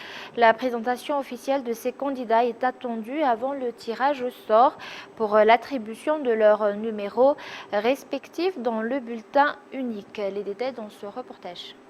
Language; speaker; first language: French; non-native, local second language; Malagasy